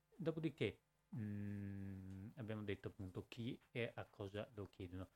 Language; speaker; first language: Italian; native; Italian